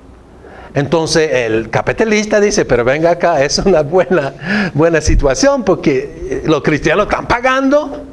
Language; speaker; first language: Spanish; non-native, fluent; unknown